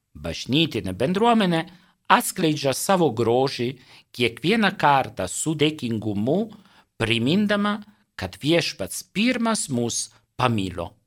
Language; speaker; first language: Lithuanian; non-native, fluent; Italian